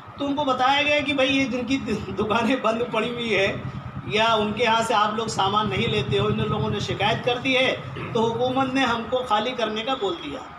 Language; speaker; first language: Urdu; native; Urdu